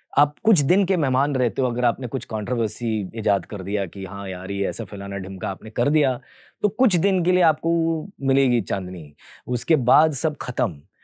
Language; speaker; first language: Hindi; early bilingual, heritage; Hindi